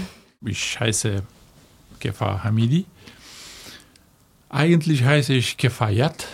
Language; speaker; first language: German; non-native, fluent; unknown